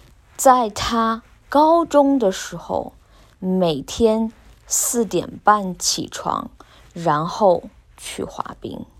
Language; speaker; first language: Chinese; non-native, learner; English